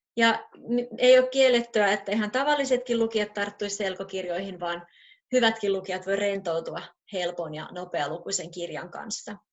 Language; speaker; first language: Finnish; native; Finnish